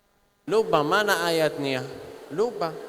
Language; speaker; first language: Indonesian; non-native, learner; Arabic